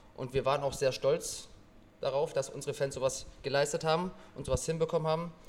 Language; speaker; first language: German; native; German